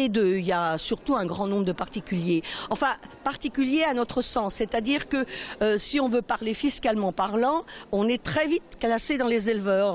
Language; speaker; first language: French; native; French